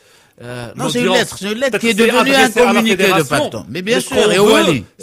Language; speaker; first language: French; non-native, local second language; Arabic